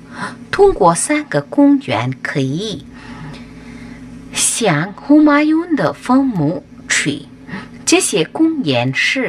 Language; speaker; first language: Chinese; non-native, fluent; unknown